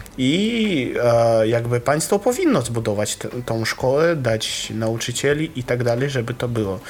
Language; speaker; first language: Polish; non-native, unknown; Russian